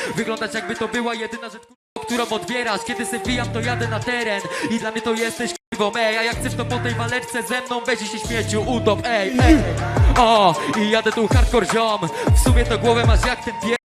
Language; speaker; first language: Polish; native; Polish